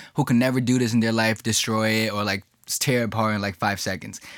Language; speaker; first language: English; early bilingual, other home language; Chinese